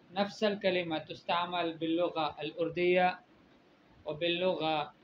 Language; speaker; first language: Arabic; non-native, fluent; Urdu